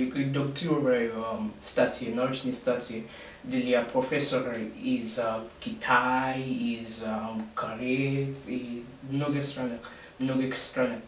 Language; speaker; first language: Russian; non-native, learner; English